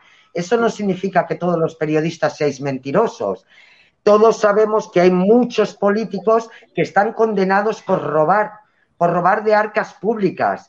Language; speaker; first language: Spanish; native; Spanish